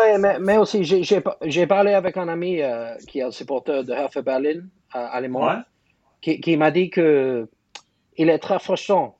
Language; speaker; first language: French; non-native, fluent; English